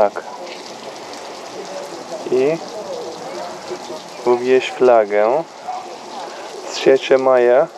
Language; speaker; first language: Polish; non-native, learner; Turkish